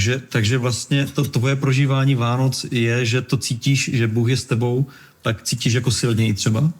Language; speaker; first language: Czech; native; Czech